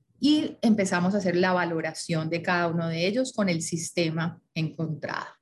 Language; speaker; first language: Spanish; native; Spanish